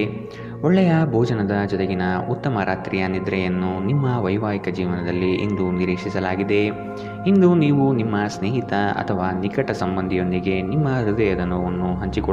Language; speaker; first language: Kannada; native; Kannada